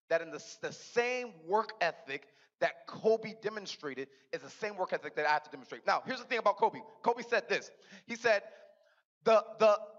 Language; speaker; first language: English; native; English